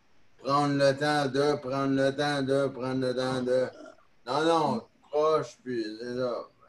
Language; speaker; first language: French; native; French